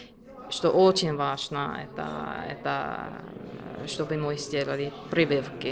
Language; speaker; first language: Russian; non-native, learner; Finnish